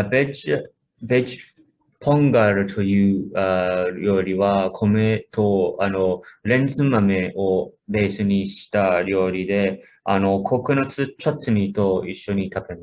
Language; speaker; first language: Japanese; non-native, fluent; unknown